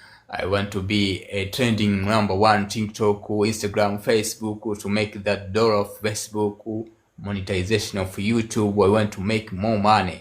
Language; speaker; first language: English; non-native, learner; Swahili